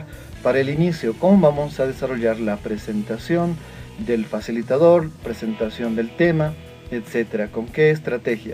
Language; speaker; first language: Spanish; native; Spanish